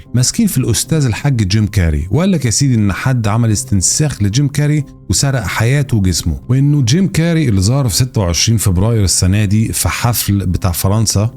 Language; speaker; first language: Arabic; native; Arabic